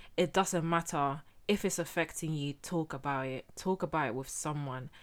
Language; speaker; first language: English; early bilingual, heritage; Spanish